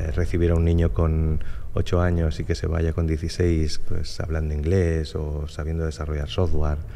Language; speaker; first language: Spanish; native; Spanish